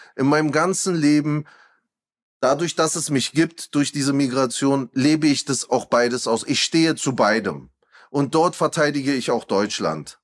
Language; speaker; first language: German; early bilingual, other home language; Turkish